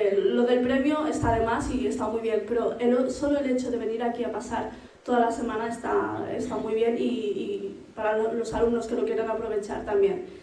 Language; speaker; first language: Spanish; early bilingual, other home language; Arabic